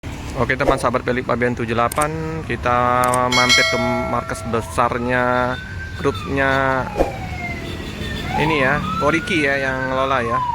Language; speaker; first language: Indonesian; native; Indonesian